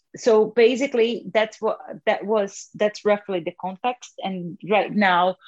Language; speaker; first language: English; non-native, fluent; Portuguese